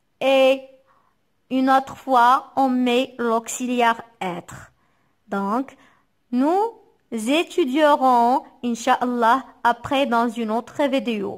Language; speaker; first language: French; non-native, local second language; Arabic